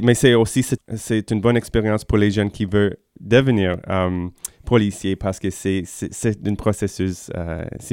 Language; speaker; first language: French; non-native, fluent; English